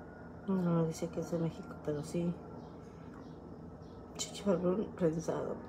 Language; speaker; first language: Spanish; native; Spanish